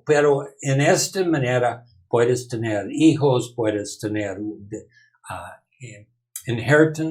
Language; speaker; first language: Spanish; non-native, learner; English